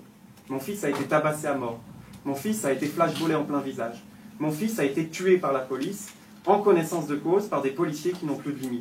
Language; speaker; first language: French; native; French